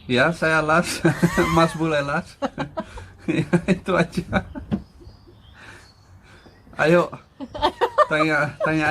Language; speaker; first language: Indonesian; non-native, learner; Dutch